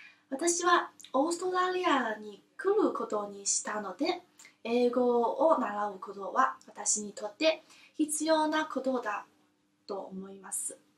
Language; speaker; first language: Japanese; non-native, fluent; Chinese